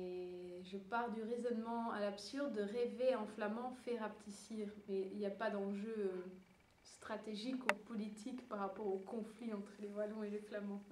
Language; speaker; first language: French; early bilingual, other home language; Dutch